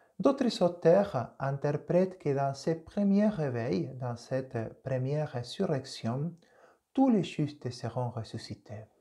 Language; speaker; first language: French; non-native, fluent; Spanish